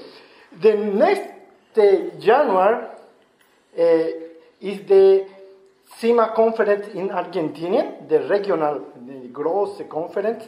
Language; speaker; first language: German; non-native, learner; Spanish